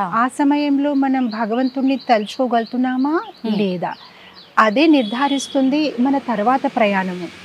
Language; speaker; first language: Telugu; non-native, fluent; Gujarati